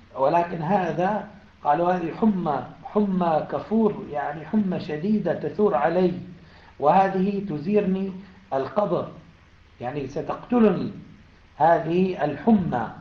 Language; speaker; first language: Arabic; native; Arabic